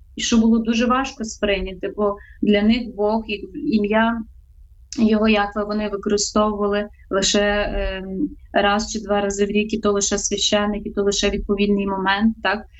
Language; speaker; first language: Ukrainian; native; Ukrainian